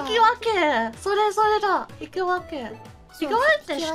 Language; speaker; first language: Japanese; non-native, learner; English